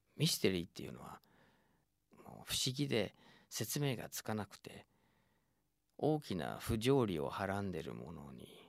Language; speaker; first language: Japanese; non-native, fluent; English